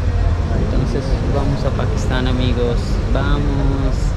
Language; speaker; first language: Spanish; non-native, learner; Punjabi